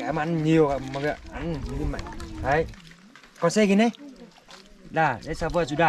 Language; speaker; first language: Portuguese; non-native, learner; Vietnamese